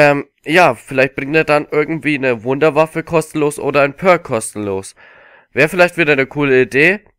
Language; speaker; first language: German; native; German